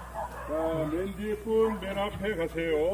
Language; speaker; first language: Korean; native; Korean